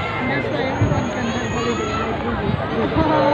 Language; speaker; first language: English; non-native, fluent; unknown